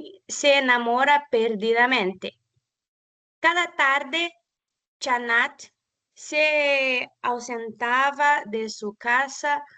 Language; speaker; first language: Spanish; non-native, learner; Portuguese